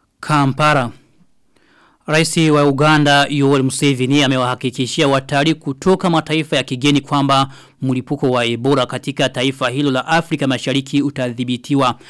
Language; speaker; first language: Swahili; non-native, local second language; Rundi